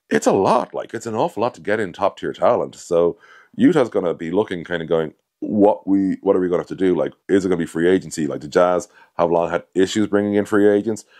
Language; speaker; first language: English; native; English